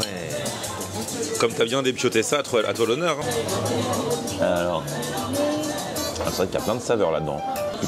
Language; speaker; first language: French; native; French